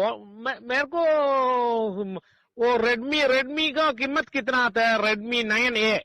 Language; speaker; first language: Hindi; non-native, local second language; Malayalam